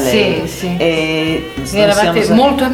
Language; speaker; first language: Italian; native; Italian